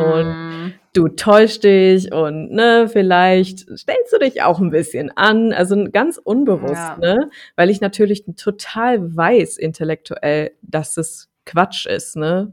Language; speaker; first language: German; native; German